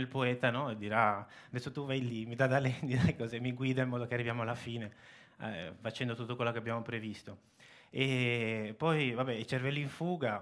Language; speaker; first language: Italian; native; Italian